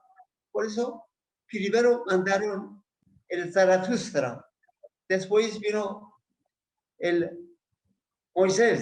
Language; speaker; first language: Spanish; non-native, fluent; Persian